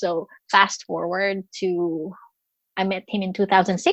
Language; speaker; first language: English; non-native, local second language; Filipino